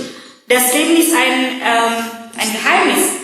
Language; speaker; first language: German; non-native, learner; Indonesian